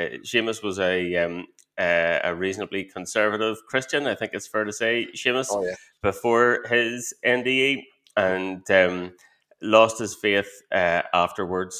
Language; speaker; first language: English; native; English